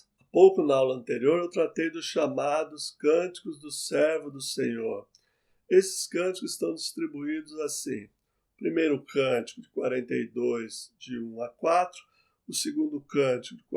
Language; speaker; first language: Portuguese; native; Portuguese